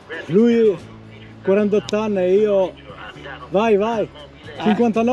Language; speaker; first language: Italian; non-native, learner; French